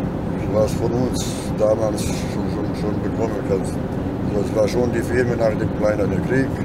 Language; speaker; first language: German; non-native, learner; Bosnian